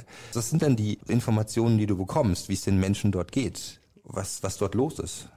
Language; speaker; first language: German; native; German